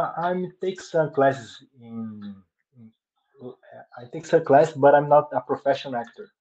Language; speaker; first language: English; non-native, learner; Portuguese